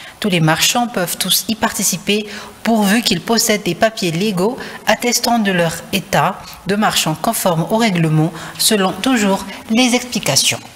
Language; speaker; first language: French; non-native, local second language; Malagasy